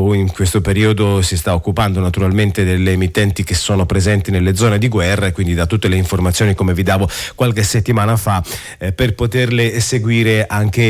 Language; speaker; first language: Italian; native; Italian